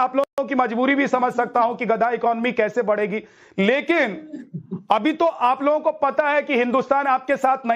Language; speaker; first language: Hindi; native; Hindi